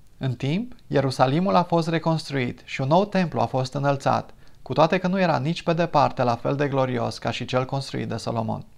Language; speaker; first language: Romanian; non-native, fluent; English